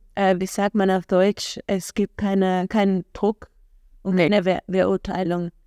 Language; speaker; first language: German; non-native, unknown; Spanish